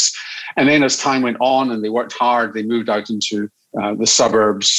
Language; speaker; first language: English; native; English